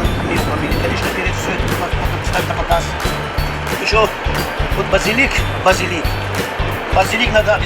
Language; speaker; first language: Russian; non-native, local second language; Tajik